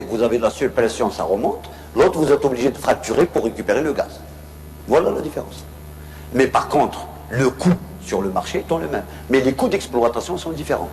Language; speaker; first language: French; non-native, local second language; Kabyle